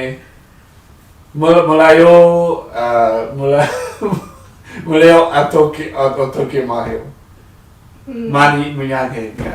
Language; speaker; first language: Korean; non-native, learner; English